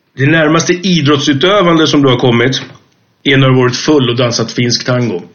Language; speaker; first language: Swedish; native; Swedish